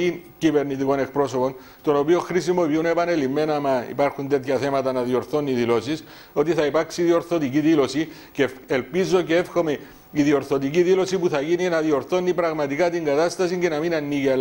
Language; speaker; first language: Greek; native; Greek